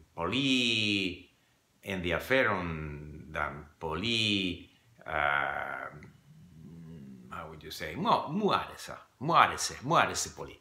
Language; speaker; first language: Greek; non-native, learner; English